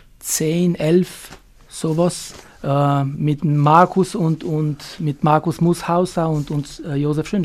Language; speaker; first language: German; non-native, fluent; Albanian